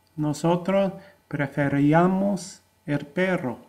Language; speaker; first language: Spanish; non-native, fluent; English